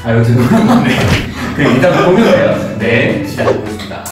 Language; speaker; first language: Korean; non-native, fluent; Chinese